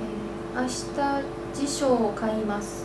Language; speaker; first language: Japanese; non-native, learner; English